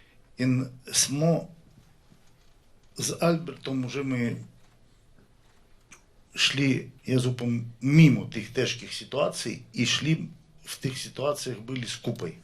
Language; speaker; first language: Slovenian; non-native, learner; Russian